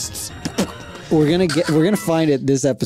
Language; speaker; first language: English; native; English